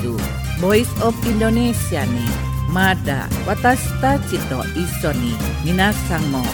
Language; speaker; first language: Japanese; non-native, fluent; Indonesian